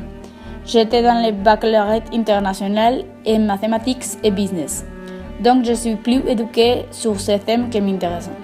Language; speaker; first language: French; non-native, fluent; Spanish